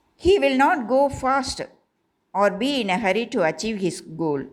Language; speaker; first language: English; non-native, local second language; Tamil